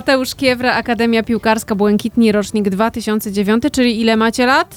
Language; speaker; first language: Polish; native; Polish